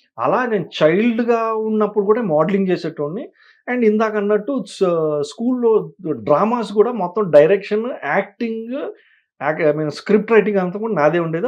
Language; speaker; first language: Telugu; native; Telugu